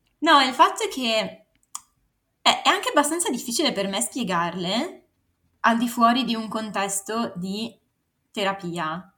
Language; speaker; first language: Italian; native; Italian